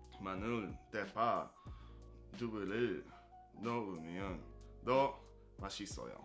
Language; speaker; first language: Korean; non-native, learner; English